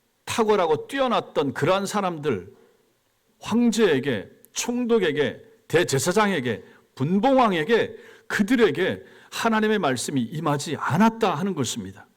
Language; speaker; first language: Korean; native; Korean